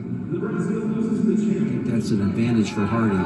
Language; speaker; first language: English; native; English